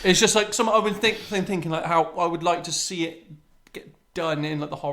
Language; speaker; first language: English; native; English